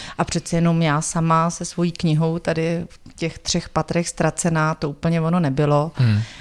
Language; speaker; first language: Czech; native; Czech